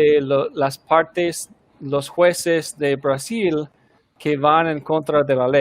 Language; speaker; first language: Spanish; early bilingual, heritage; Spanish